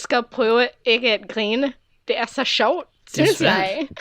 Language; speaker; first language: Danish; non-native, fluent; English